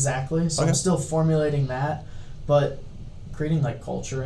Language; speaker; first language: English; native; English